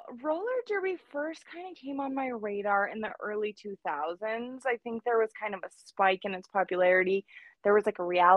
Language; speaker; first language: English; native; English